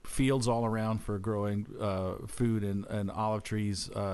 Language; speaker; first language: English; native; English